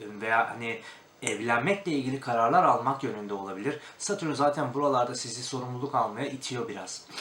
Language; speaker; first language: Turkish; native; Turkish